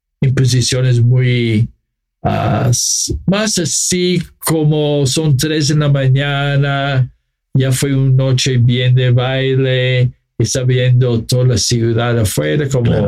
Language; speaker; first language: Spanish; non-native, fluent; English